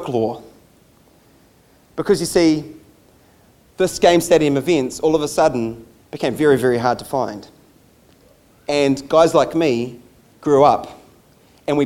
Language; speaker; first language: English; native; English